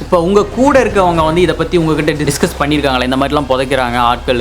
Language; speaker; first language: Tamil; native; Tamil